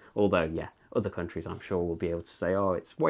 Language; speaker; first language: English; native; English